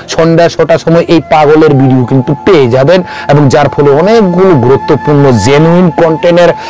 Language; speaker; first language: Bangla; non-native, local second language; Kok Borok